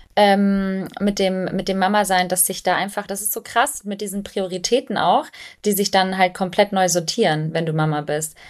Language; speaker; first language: German; early bilingual, other home language; Albanian